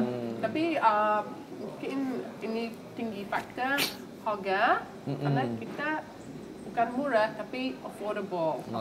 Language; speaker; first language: Indonesian; non-native, fluent; English